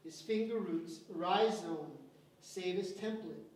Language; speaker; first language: English; early bilingual, other home language; Czech